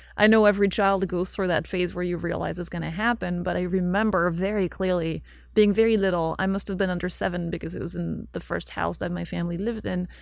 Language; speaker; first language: English; non-native, fluent; French